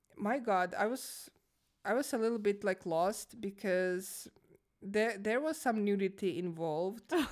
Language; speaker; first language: English; non-native, fluent; Croatian